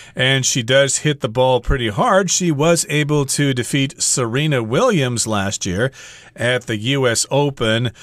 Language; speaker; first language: English; native; English